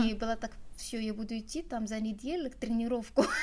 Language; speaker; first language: Russian; non-native, learner; Arabic